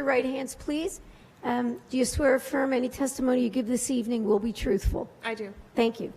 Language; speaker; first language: English; native; English